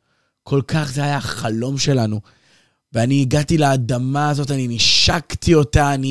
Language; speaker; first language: Hebrew; native; Hebrew